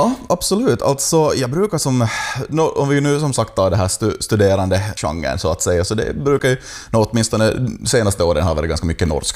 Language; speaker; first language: Swedish; native; Swedish